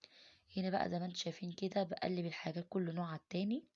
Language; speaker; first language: Arabic; native; Arabic